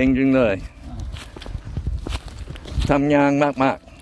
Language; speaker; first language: Thai; non-native, learner; English